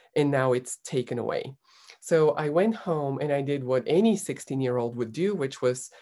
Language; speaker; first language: English; non-native, fluent; Bulgarian